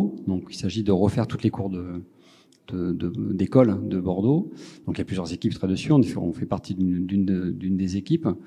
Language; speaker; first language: French; native; French